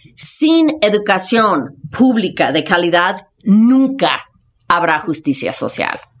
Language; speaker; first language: Spanish; non-native, fluent; English